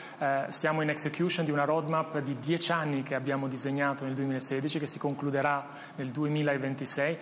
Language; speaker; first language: Italian; non-native, fluent; Albanian